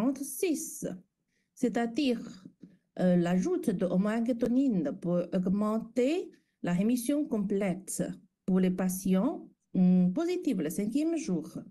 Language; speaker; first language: French; non-native, fluent; Chinese